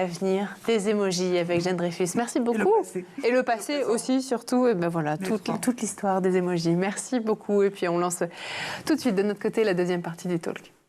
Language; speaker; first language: French; native; French